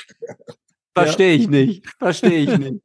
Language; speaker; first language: German; native; German